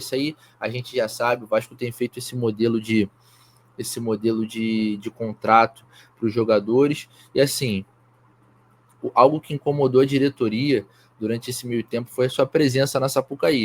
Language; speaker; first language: Portuguese; native; Portuguese